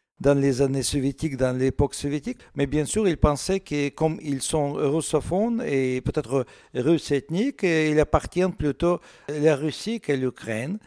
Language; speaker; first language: French; non-native, learner; Russian